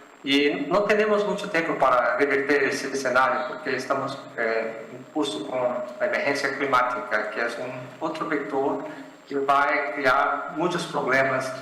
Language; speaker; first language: Spanish; non-native, fluent; Portuguese